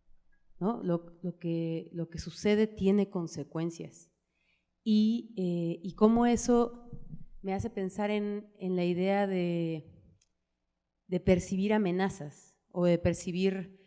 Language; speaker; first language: Spanish; native; Spanish